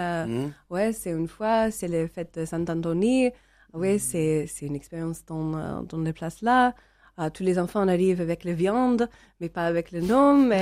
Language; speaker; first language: French; non-native, learner; English